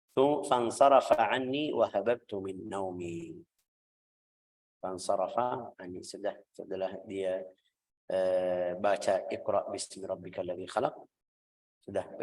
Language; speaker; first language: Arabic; native; Arabic